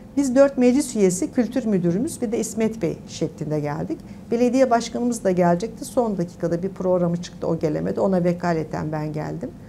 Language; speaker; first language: Turkish; native; Turkish